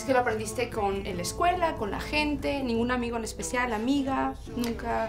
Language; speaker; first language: Spanish; native; Spanish